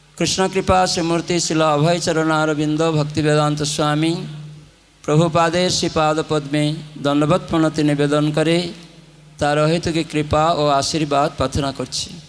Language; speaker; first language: Bangla; non-native, fluent; Odia